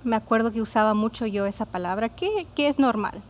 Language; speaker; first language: Spanish; early bilingual, heritage; Spanish